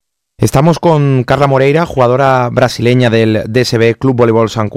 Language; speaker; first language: Spanish; native; Spanish